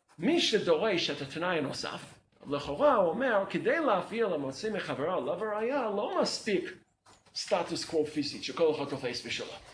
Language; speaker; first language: Hebrew; non-native, fluent; English